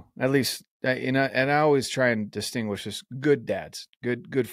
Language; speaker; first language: English; native; English